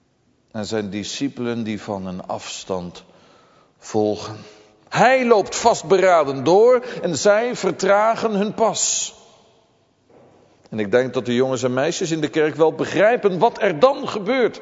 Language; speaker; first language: Dutch; native; Dutch